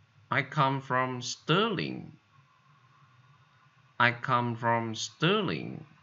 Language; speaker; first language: English; non-native, fluent; Vietnamese